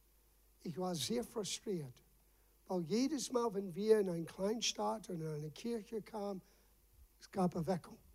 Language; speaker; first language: German; non-native, fluent; English